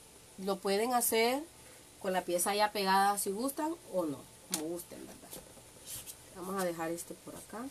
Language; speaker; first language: Spanish; native; Spanish